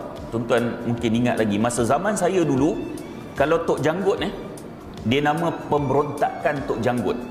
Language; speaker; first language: Malay; native; Malay